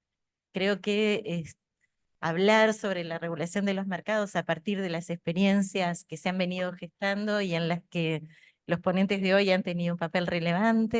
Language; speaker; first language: Spanish; native; Spanish